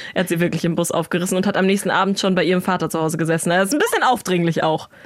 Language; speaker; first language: German; native; German